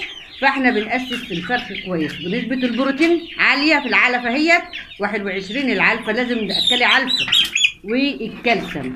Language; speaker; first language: Arabic; native; Arabic